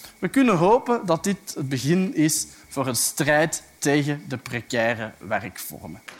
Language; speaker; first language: Dutch; native; Dutch